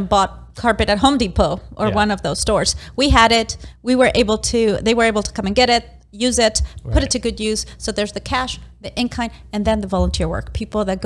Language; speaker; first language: English; non-native, fluent; Spanish